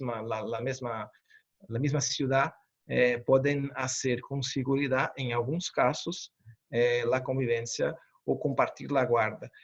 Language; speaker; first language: Spanish; non-native, fluent; Portuguese